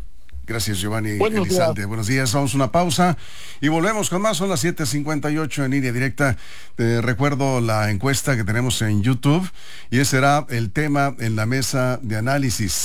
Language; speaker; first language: Spanish; native; Spanish